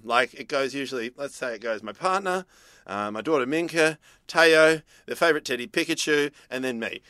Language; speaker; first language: English; native; English